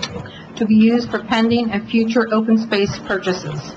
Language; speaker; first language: English; native; English